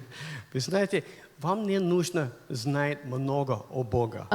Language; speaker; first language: Russian; non-native, learner; English